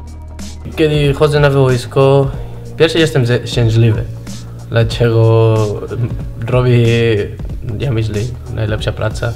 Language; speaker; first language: Polish; non-native, learner; Spanish